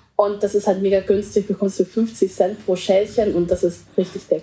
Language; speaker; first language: German; early bilingual, other home language; Vietnamese